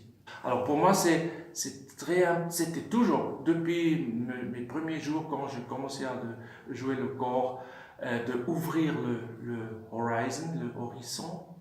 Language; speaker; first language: French; non-native, fluent; German